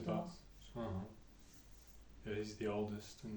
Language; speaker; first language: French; non-native, fluent; English